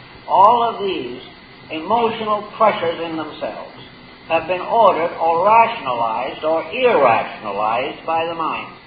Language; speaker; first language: English; native; English